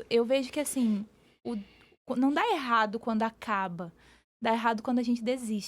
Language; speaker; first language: Portuguese; native; Portuguese